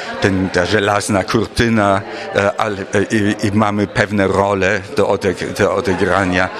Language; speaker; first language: Polish; non-native, fluent; German